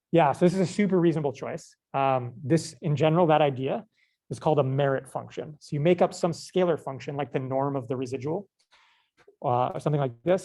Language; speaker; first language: English; native; English